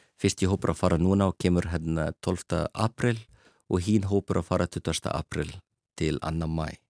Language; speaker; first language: Icelandic; non-native, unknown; Arabic